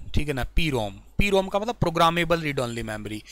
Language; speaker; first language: Hindi; native; Hindi